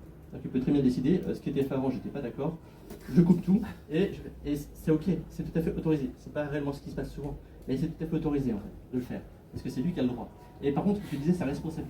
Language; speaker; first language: French; native; French